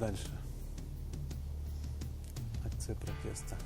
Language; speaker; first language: Russian; non-native, local second language; Tatar